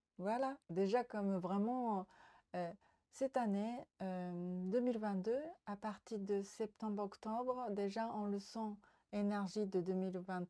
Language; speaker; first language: French; non-native, learner; Japanese